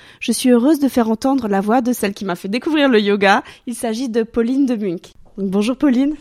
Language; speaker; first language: French; native; French